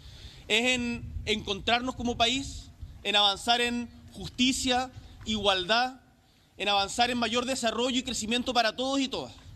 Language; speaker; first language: Spanish; native; Spanish